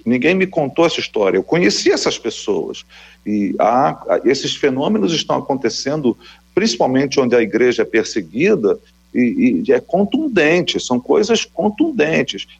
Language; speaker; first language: Portuguese; native; Portuguese